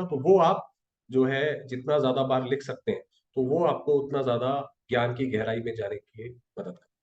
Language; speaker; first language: Hindi; native; Hindi